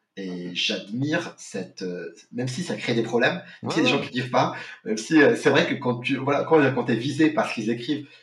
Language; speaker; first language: French; non-native, local second language; Arabic